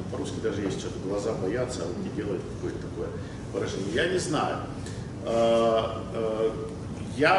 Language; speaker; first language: Russian; early bilingual, other home language; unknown